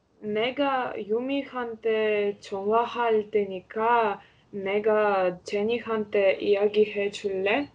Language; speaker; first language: Korean; non-native, learner; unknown